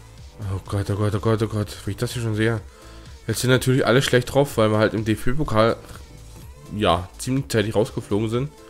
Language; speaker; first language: German; native; German